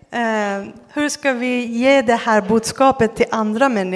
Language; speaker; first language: Swedish; non-native, fluent; Persian